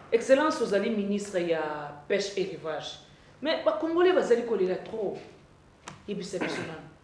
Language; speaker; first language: Lingala; native; Lingala